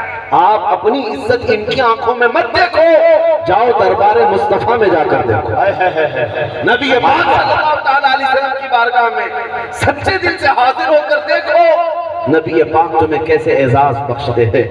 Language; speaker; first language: Urdu; native; Urdu